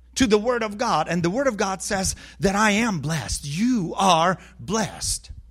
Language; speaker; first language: English; early bilingual, other home language; Ukrainian